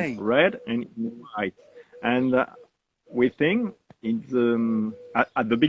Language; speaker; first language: English; non-native, learner; French